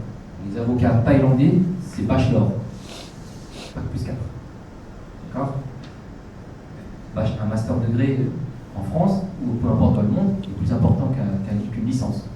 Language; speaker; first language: French; native; French